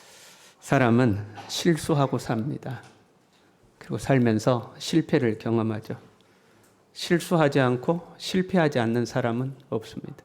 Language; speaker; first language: Korean; native; Korean